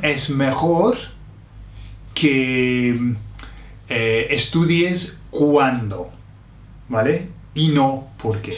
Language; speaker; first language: Spanish; non-native, fluent; English